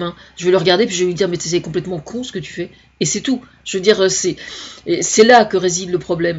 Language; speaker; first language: French; native; French